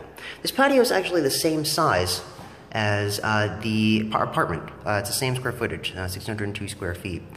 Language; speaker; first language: English; native; English